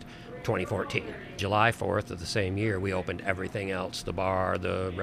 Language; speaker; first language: English; native; English